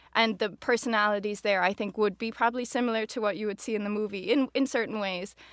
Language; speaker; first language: English; native; English